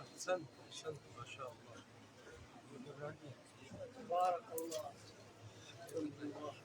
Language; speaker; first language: Arabic; non-native, fluent; Urdu